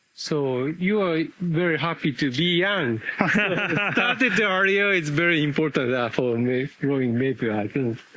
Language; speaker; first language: English; non-native, learner; Japanese